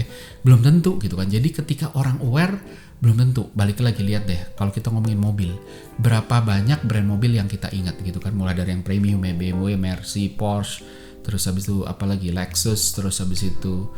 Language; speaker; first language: Indonesian; native; Indonesian